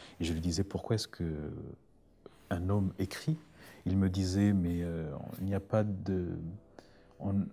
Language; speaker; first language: French; non-native, local second language; Rundi